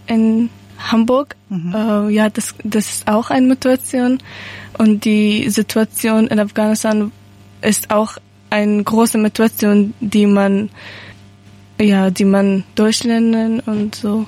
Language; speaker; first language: German; non-native, learner; Persian